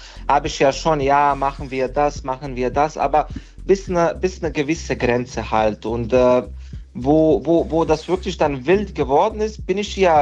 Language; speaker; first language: German; non-native, fluent; Bosnian